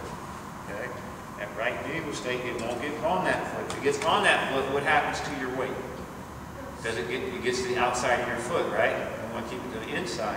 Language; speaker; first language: English; native; English